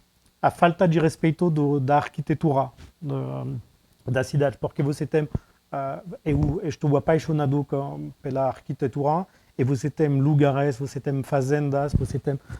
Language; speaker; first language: Portuguese; non-native, fluent; French